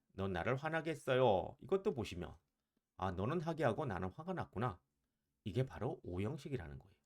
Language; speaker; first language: Korean; native; Korean